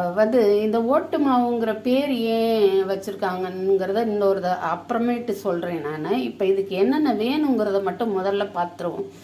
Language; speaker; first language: Tamil; native; Tamil